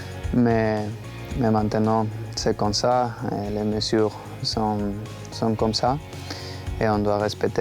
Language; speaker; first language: French; non-native, learner; Spanish